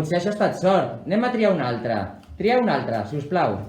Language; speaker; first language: Catalan; native; Catalan